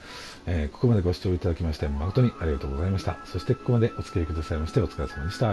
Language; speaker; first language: Japanese; native; Japanese